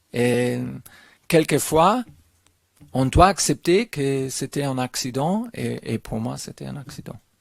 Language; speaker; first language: French; non-native, learner; German